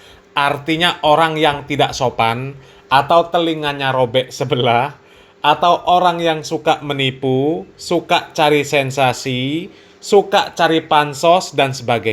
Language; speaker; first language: Indonesian; native; Indonesian